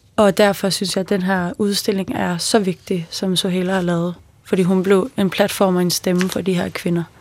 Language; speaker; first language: Danish; early bilingual, other home language; Persian